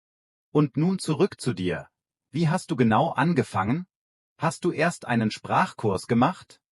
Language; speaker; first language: German; non-native, fluent; Vietnamese